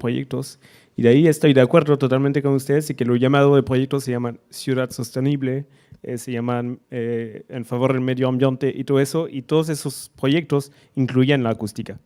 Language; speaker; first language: Spanish; non-native, fluent; French